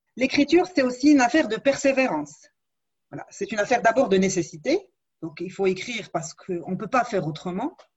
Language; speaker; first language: French; non-native, local second language; Arabic